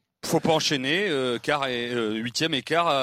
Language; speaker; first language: French; native; French